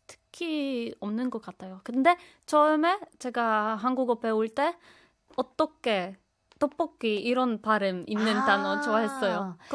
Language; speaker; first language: Korean; non-native, fluent; Polish